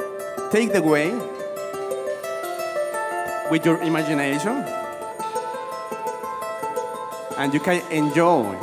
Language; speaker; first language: English; non-native, learner; Spanish